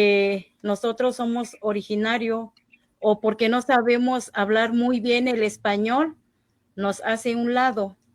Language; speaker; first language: Spanish; non-native, local second language; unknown